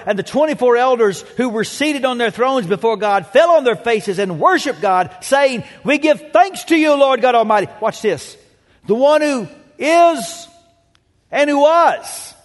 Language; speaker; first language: English; native; English